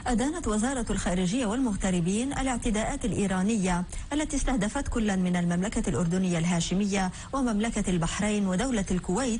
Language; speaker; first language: Arabic; native; Arabic